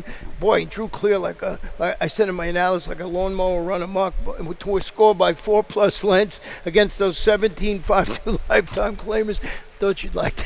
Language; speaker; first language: English; native; English